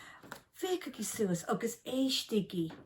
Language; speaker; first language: Irish; non-native, local second language; English